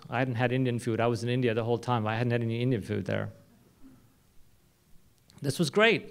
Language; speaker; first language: English; non-native, local second language; Hindi